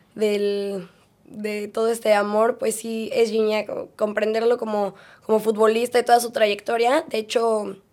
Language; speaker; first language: Spanish; native; Spanish